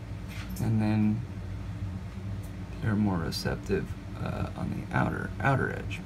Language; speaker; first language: English; native; English